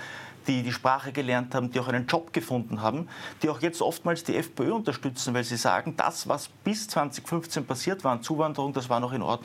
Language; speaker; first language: German; native; German